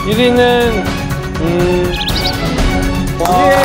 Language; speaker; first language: Korean; native; Korean